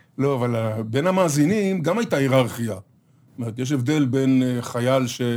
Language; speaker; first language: Hebrew; native; Hebrew